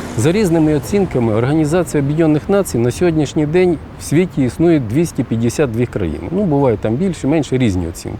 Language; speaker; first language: Ukrainian; non-native, local second language; Russian